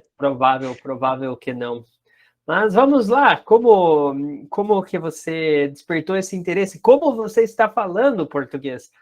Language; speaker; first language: Portuguese; native; Portuguese